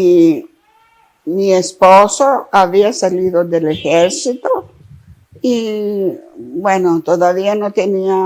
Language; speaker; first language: Spanish; non-native, fluent; Greek